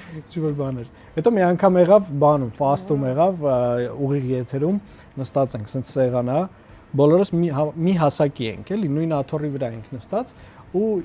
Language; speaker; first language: Armenian; native; Armenian